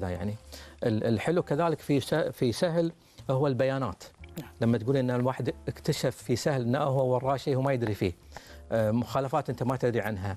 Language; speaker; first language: Arabic; native; Arabic